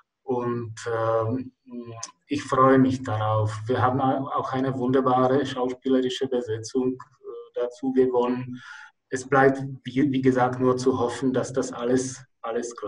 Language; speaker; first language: German; non-native, fluent; Czech